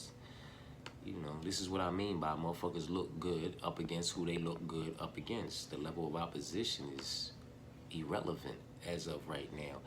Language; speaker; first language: English; native; English